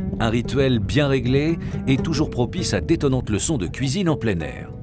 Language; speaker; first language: French; native; French